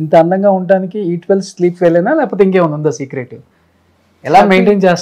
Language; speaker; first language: Telugu; native; Telugu